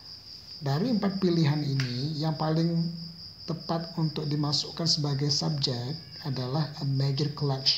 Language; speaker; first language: Indonesian; native; Indonesian